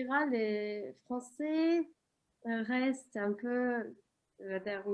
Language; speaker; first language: French; non-native, fluent; Turkish